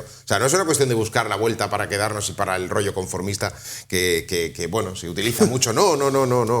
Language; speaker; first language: Spanish; native; Spanish